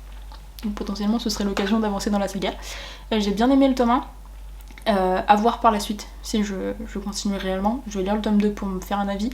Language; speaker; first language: French; native; French